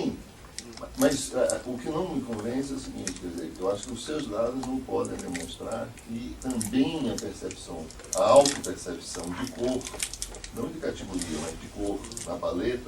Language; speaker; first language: Portuguese; native; Portuguese